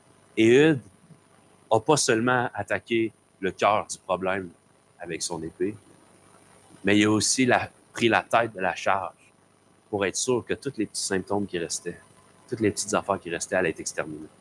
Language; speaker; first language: French; native; French